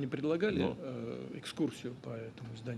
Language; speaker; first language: Russian; native; Russian